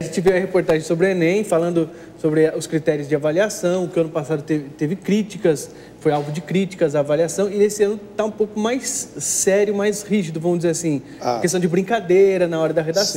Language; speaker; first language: Portuguese; native; Portuguese